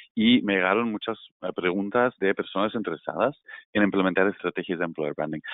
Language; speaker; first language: Spanish; non-native, fluent; Dutch